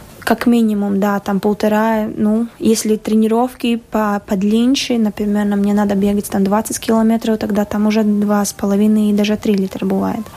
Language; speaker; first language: Russian; non-native, local second language; Latvian